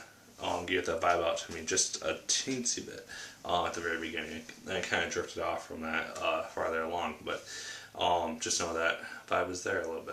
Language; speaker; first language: English; native; English